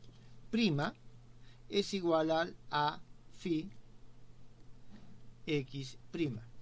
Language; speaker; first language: Spanish; native; Spanish